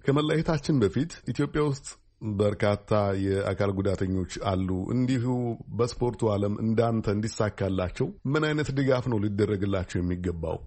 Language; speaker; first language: Amharic; native; Amharic